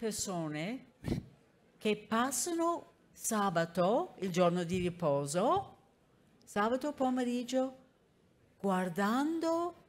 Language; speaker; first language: Italian; non-native, fluent; English